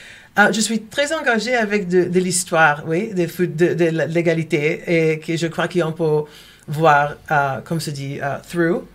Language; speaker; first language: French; non-native, learner; Portuguese